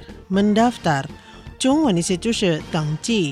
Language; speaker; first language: Chinese; non-native, fluent; Indonesian